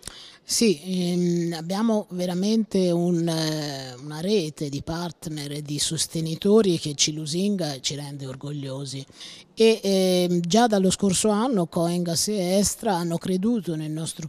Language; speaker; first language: Italian; native; Italian